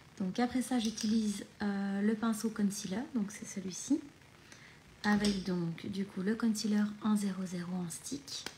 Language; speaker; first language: French; native; French